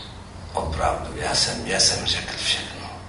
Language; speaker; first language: Czech; non-native, fluent; Amharic